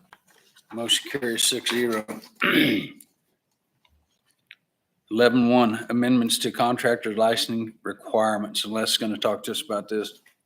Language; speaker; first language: English; native; English